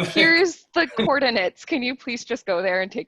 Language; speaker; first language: English; native; English